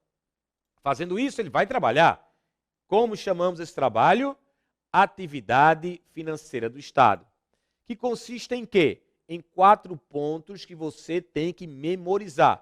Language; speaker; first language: Portuguese; native; Portuguese